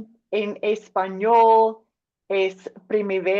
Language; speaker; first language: Spanish; non-native, learner; English